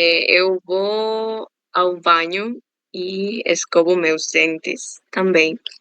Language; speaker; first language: Portuguese; non-native, learner; Spanish